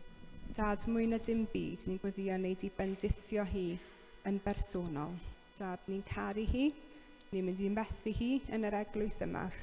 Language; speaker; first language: Welsh; native; Welsh